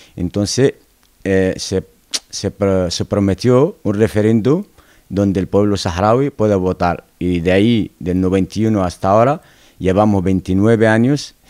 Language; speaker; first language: Spanish; non-native, local second language; Arabic